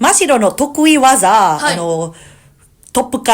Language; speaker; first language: Japanese; non-native, learner; Filipino